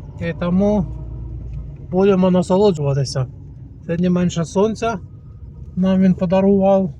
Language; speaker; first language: Ukrainian; non-native, local second language; Russian